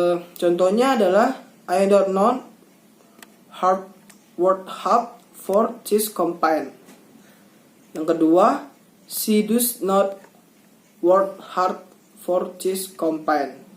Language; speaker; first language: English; non-native, learner; Indonesian